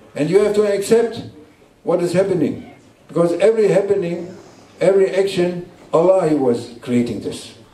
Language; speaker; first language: English; non-native, fluent; German